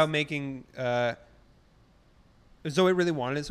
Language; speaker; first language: English; native; English